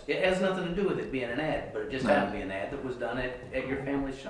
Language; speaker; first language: English; native; English